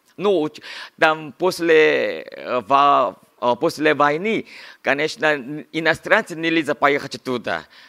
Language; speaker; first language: Russian; non-native, learner; Korean